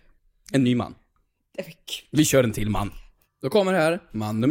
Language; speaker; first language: Swedish; native; Swedish